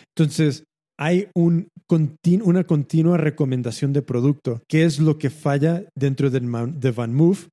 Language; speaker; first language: Spanish; early bilingual, heritage; Spanish